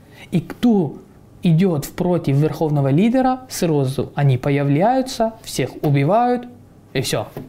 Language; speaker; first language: Russian; non-native, fluent; Persian